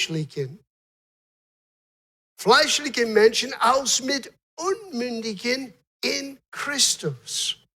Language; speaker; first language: German; non-native, fluent; English